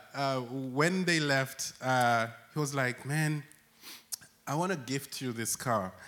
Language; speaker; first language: English; non-native, local second language; Acoli